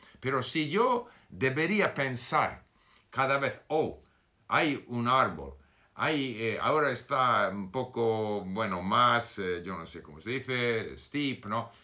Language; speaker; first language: Spanish; non-native, fluent; English